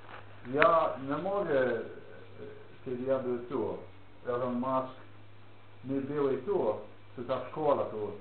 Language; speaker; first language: Polish; non-native, learner; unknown